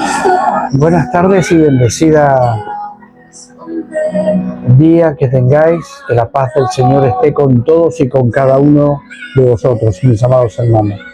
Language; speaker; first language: Spanish; native; Spanish